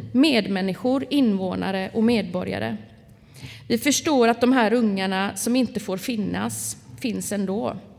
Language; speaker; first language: Swedish; native; Swedish